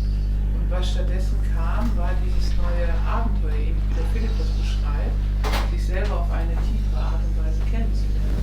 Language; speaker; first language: German; native; German